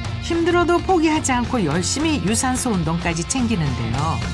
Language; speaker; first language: Korean; native; Korean